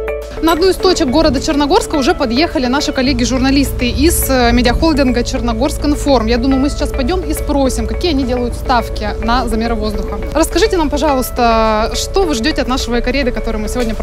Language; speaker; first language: Russian; native; Russian